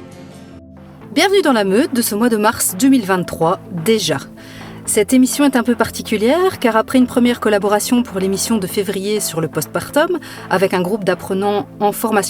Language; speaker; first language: French; native; French